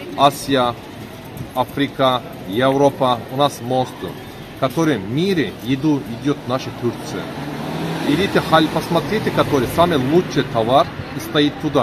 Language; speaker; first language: Russian; non-native, learner; Turkish